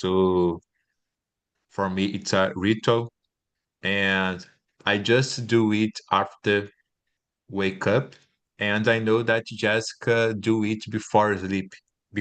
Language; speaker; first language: English; non-native, learner; Portuguese